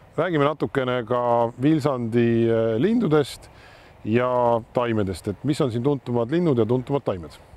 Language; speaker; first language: Estonian; native; Estonian